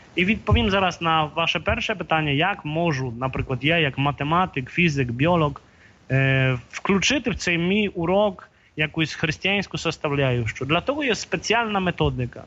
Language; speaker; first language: Ukrainian; non-native, fluent; Polish